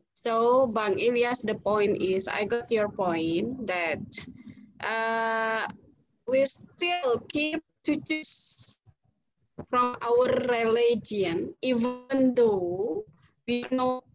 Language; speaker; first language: English; non-native, fluent; Indonesian